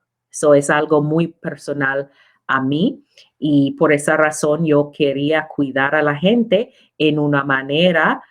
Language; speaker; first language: Spanish; non-native, learner; English